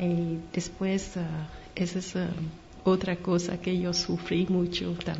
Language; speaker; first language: Spanish; non-native, learner; Vietnamese